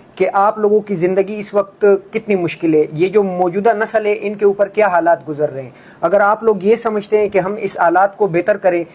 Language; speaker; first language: Urdu; non-native, local second language; Pashto